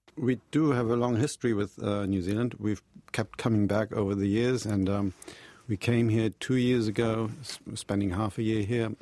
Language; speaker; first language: English; non-native, fluent; German